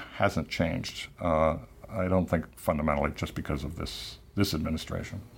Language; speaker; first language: English; native; English